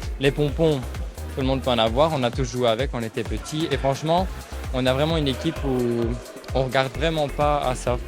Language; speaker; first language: French; native; French